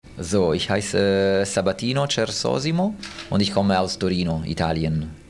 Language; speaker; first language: German; non-native, fluent; Italian